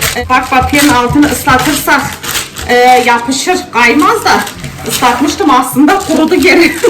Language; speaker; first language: Turkish; early bilingual, heritage; Turkish